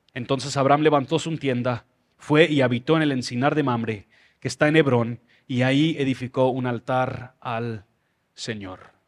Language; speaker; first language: Spanish; native; Spanish